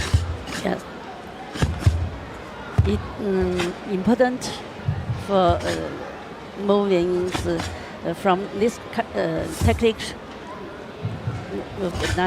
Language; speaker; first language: English; non-native, learner; Chinese